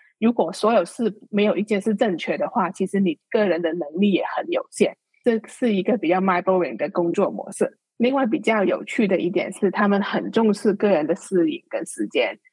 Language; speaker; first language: Chinese; non-native, local second language; Cantonese